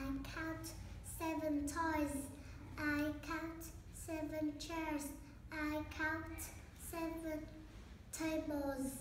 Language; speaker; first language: English; non-native, learner; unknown